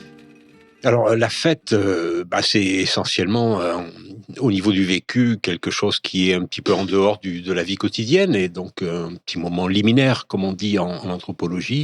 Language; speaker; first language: French; native; French